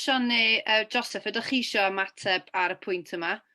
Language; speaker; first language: Welsh; native; Welsh